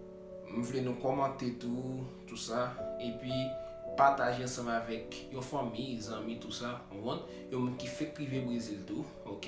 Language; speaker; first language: French; non-native, learner; Haitian Creole